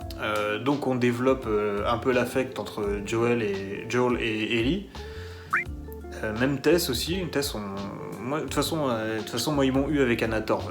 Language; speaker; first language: French; native; French